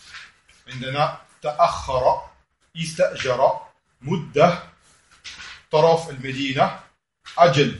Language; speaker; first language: Arabic; non-native, fluent; French